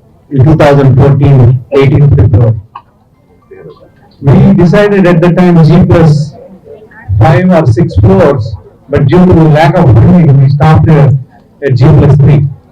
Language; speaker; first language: English; non-native, local second language; Telugu